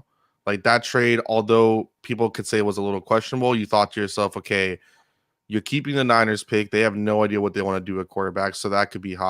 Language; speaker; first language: English; native; English